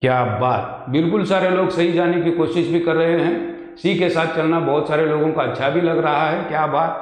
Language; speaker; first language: Hindi; non-native, local second language; Marathi